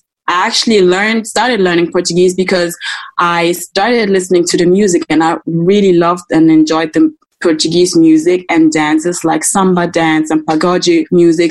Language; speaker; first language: English; non-native, fluent; German